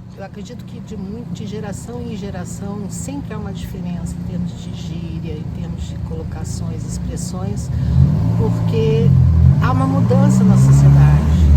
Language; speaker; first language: Portuguese; native; Portuguese